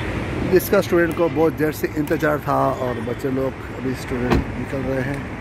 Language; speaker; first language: Hindi; native; Hindi